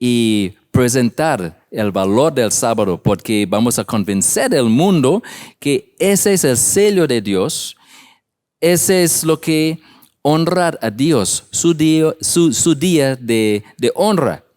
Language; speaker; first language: Spanish; non-native, learner; English